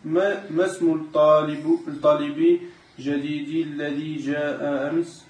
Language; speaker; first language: Arabic; non-native, learner; French